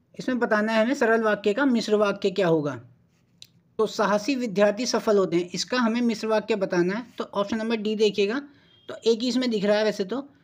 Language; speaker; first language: Hindi; native; Hindi